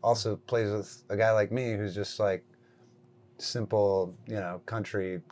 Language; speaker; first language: English; native; English